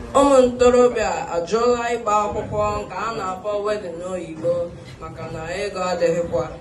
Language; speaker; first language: Igbo; early bilingual, other home language; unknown